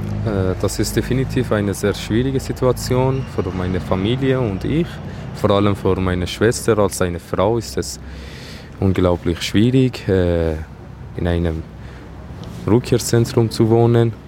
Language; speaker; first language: German; non-native, fluent; Persian